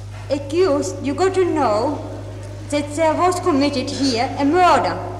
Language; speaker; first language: English; non-native, fluent; Czech